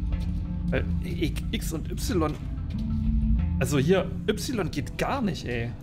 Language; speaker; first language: German; native; German